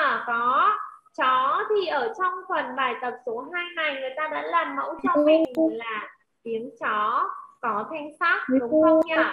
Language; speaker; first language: Vietnamese; native; Vietnamese